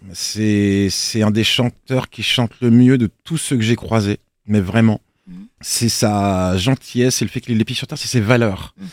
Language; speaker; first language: French; native; French